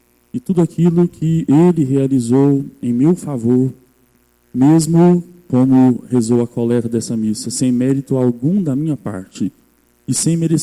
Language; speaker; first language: Portuguese; native; Portuguese